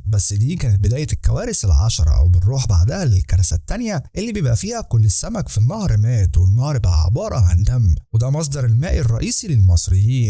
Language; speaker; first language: Arabic; native; Arabic